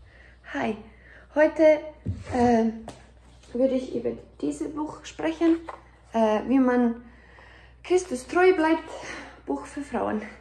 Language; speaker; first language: German; non-native, learner; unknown